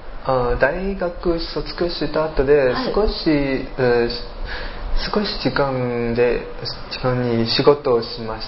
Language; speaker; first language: Japanese; non-native, learner; Chinese